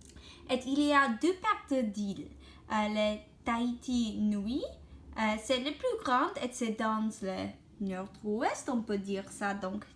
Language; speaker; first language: French; non-native, learner; English